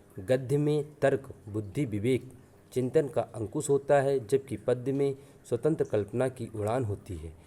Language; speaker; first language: Hindi; native; Hindi